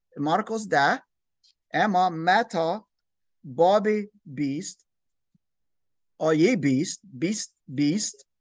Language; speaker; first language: Persian; non-native, learner; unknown